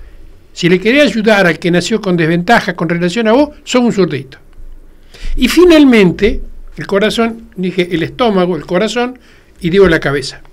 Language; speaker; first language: Spanish; native; Spanish